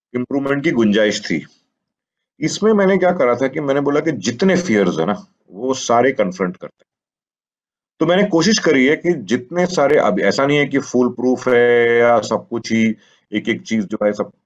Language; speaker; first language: Hindi; native; Hindi